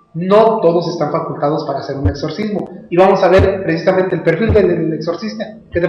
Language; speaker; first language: Spanish; native; Spanish